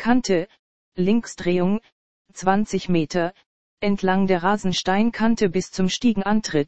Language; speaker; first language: German; native; German